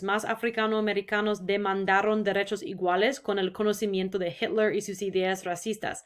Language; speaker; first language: Spanish; non-native, fluent; English